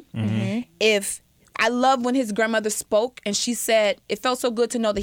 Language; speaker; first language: English; native; English